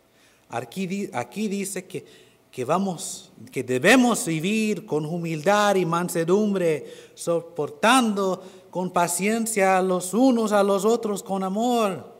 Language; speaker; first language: Spanish; non-native, fluent; English